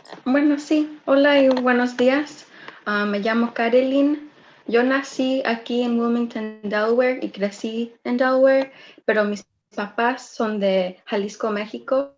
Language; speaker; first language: Spanish; early bilingual, other home language; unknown